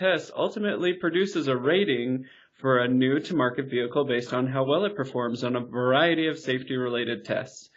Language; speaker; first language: English; native; English